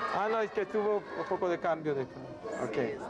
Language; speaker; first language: Spanish; non-native, learner; Korean